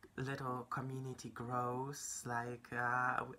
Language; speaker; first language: English; non-native, fluent; Polish